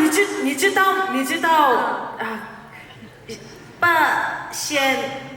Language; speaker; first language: Chinese; non-native, learner; Korean